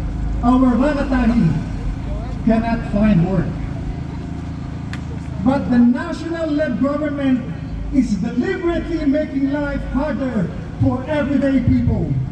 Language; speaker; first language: English; non-native, local second language; Filipino